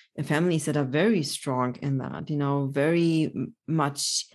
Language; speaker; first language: English; early bilingual, other home language; Polish